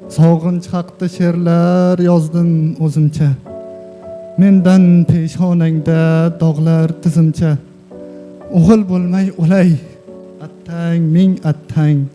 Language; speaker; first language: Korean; non-native, fluent; Uzbek